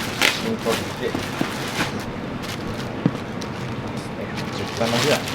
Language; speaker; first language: Japanese; native; Japanese